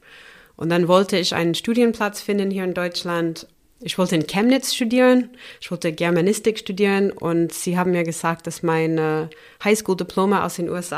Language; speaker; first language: German; non-native, fluent; English